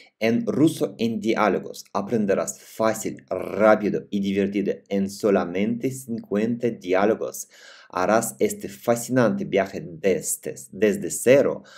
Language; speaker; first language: Spanish; non-native, fluent; Russian